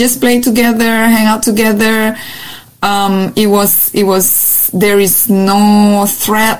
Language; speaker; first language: English; non-native, fluent; Indonesian